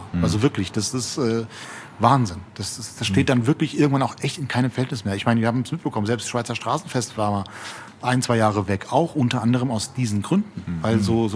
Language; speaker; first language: German; native; German